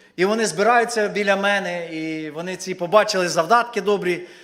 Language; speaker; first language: Ukrainian; native; Ukrainian